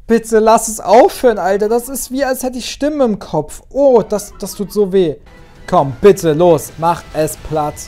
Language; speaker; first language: German; native; German